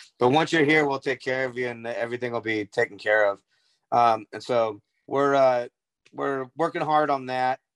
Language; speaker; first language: English; native; English